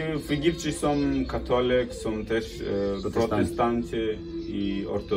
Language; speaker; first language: Polish; non-native, learner; Arabic